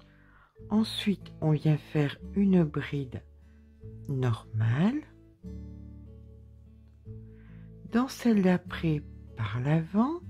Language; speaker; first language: French; native; French